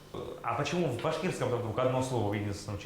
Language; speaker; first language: Russian; native; Russian